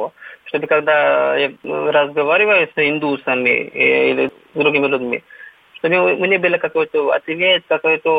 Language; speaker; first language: Russian; non-native, fluent; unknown